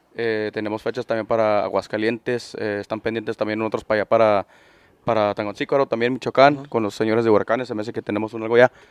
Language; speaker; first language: Spanish; native; Spanish